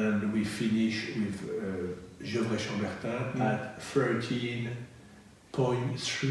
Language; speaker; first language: English; non-native, learner; French